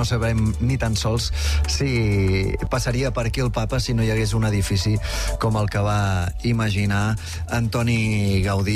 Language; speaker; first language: Catalan; native; Catalan